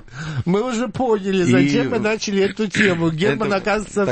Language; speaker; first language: Russian; native; Russian